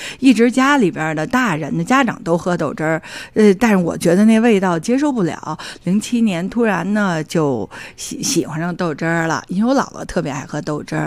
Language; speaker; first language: Chinese; native; Chinese